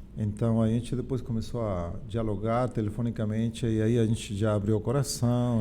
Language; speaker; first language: Portuguese; non-native, fluent; Spanish